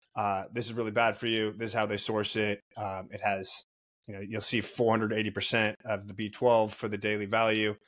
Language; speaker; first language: English; native; English